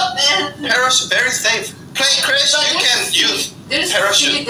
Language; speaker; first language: English; non-native, learner; Korean